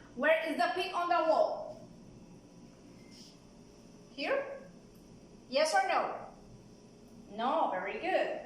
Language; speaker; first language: English; non-native, fluent; Spanish